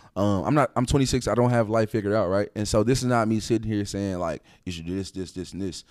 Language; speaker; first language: English; native; English